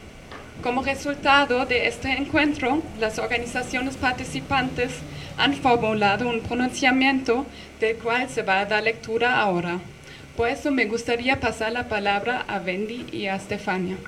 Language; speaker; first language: Spanish; non-native, fluent; German